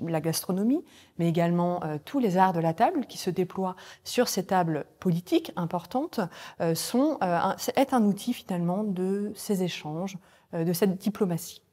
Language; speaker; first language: French; native; French